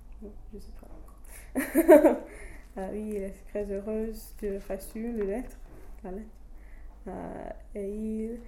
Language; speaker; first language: French; non-native, learner; English